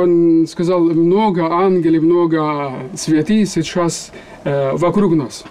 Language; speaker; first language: Russian; non-native, learner; Arabic